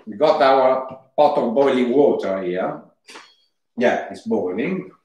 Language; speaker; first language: English; non-native, fluent; Italian